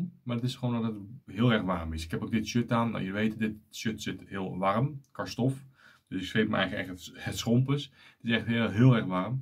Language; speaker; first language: Dutch; native; Dutch